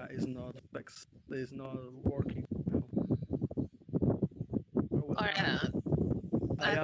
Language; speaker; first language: English; non-native, learner; Spanish